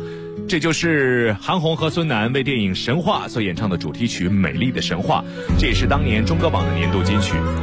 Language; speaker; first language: Chinese; native; Chinese